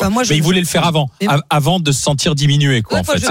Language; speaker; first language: French; native; French